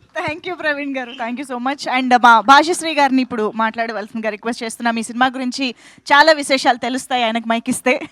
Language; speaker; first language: Telugu; native; Telugu